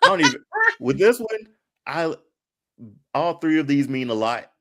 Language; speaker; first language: English; native; English